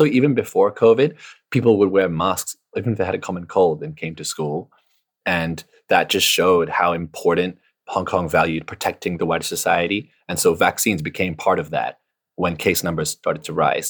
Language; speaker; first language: English; non-native, local second language; Cantonese